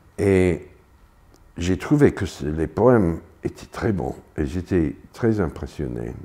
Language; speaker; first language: French; non-native, fluent; English